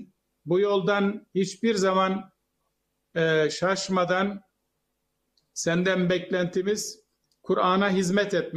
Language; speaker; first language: Turkish; native; Turkish